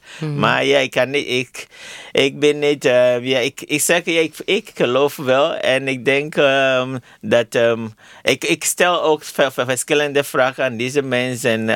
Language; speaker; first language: Dutch; non-native, learner; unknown